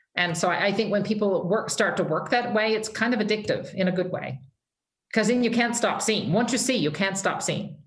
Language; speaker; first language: English; native; English